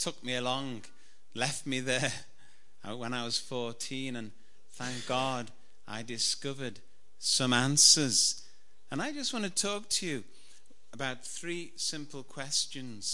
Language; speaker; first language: English; native; English